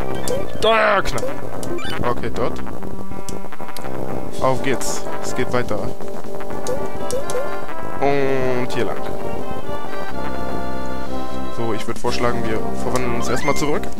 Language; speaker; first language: German; native; German